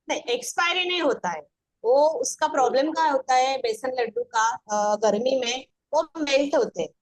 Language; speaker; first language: Hindi; non-native, local second language; Marathi